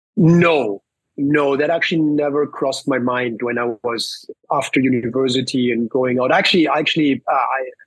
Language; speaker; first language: English; early bilingual, other home language; Spanish